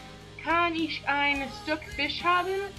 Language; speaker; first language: German; non-native, learner; English